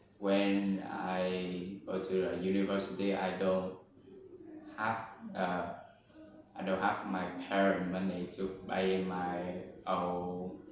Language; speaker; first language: English; non-native, learner; Vietnamese